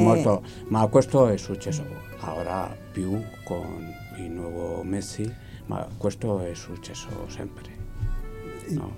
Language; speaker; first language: Italian; non-native, learner; Spanish